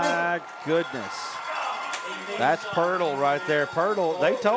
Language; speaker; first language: English; native; English